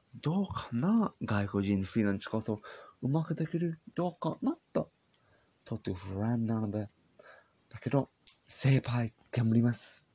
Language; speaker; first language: Japanese; non-native, learner; English